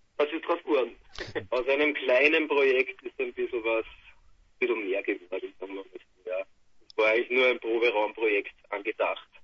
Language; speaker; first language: German; native; German